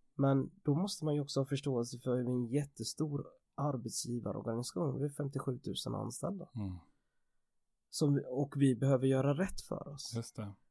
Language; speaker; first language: Swedish; native; Swedish